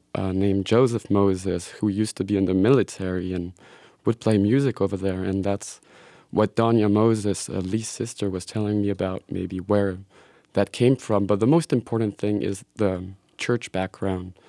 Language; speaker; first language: English; non-native, fluent; French